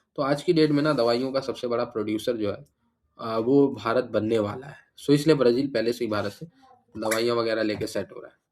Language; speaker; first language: Hindi; native; Hindi